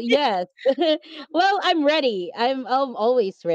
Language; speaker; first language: English; non-native, local second language; Filipino